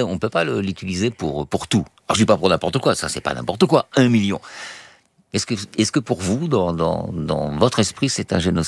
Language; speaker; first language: French; native; French